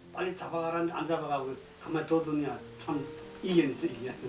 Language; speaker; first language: Korean; native; Korean